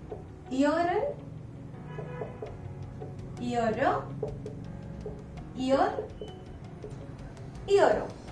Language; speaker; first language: German; non-native, fluent; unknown